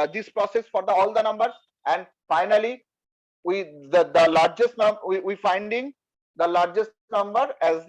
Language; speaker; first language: English; non-native, local second language; Bangla